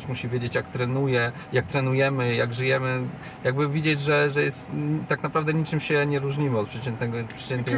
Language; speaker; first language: Polish; native; Polish